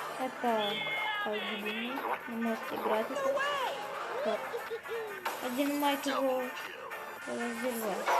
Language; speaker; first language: Russian; non-native, local second language; Ukrainian